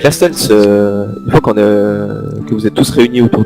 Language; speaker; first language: French; native; French